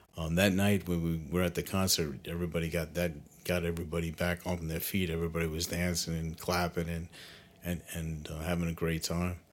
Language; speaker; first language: English; native; English